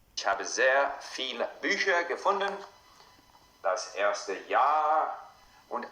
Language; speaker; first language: German; non-native, fluent; English